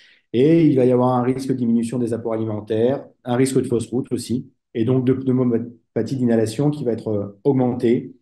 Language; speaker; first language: French; native; French